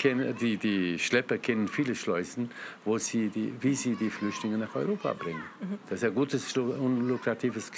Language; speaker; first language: German; non-native, fluent; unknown